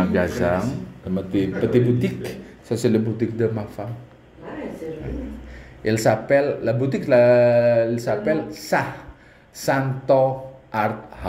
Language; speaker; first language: French; non-native, learner; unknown